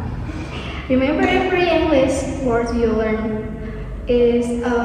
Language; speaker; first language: English; non-native, learner; Indonesian